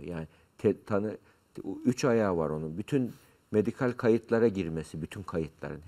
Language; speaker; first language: Turkish; native; Turkish